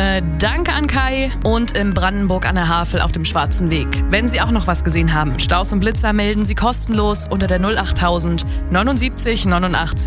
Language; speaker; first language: German; native; German